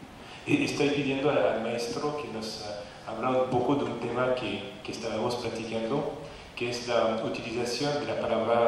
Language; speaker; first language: Spanish; non-native, fluent; French